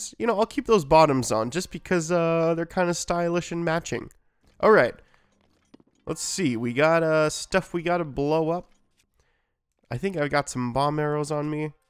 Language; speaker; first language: English; native; English